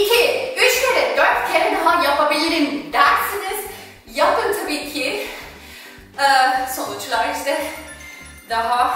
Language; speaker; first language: Turkish; non-native, fluent; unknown